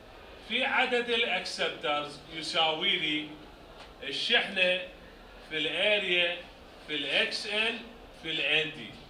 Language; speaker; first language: Arabic; native; Arabic